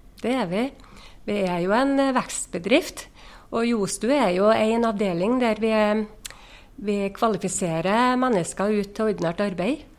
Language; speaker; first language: Norwegian; native; Norwegian